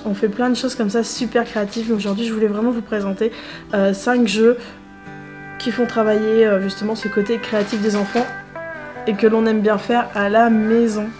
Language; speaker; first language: French; native; French